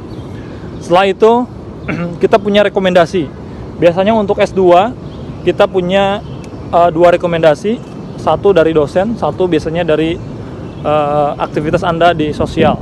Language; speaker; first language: Indonesian; non-native, local second language; Sundanese